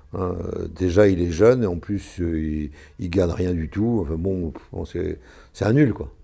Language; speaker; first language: French; native; French